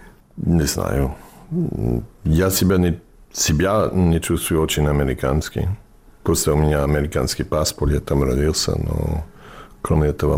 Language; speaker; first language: Russian; non-native, fluent; English